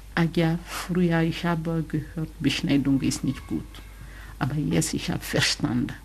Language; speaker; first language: German; non-native, learner; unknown